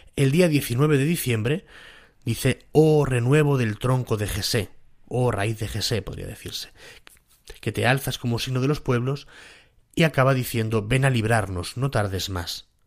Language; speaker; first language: Spanish; native; Spanish